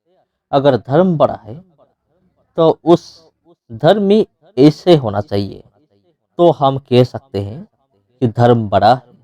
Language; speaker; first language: Hindi; non-native, local second language; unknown